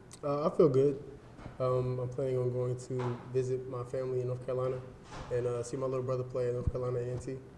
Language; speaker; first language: English; native; English